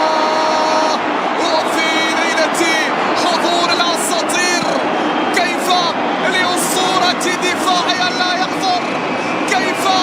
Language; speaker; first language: Arabic; native; Arabic